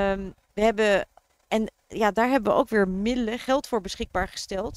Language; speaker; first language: Dutch; native; Dutch